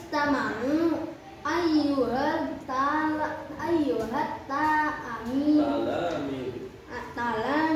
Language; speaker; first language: Arabic; non-native, learner; Indonesian